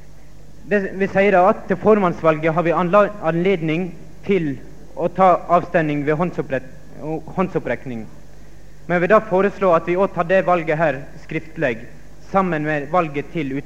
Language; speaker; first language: Norwegian; native; Norwegian